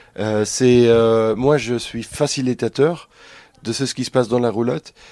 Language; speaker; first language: French; non-native, fluent; German